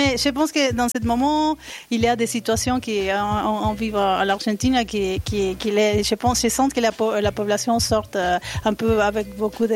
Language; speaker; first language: French; non-native, learner; Spanish